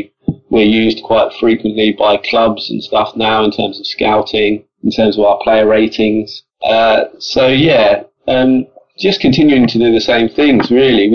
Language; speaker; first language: English; native; English